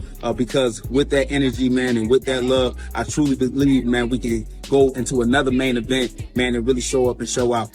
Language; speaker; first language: English; native; English